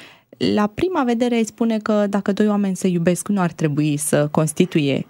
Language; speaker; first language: Romanian; native; Romanian